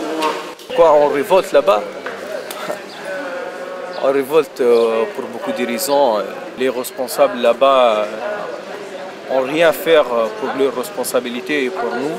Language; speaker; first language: French; non-native, local second language; Arabic